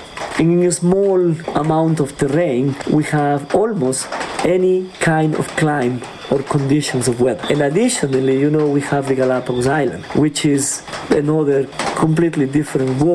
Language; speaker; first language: English; non-native, fluent; Spanish